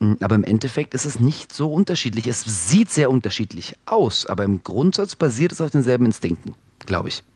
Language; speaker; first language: German; early bilingual, other home language; Russian